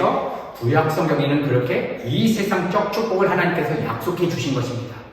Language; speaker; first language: Korean; native; Korean